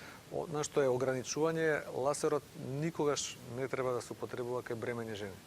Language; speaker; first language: Macedonian; native; Macedonian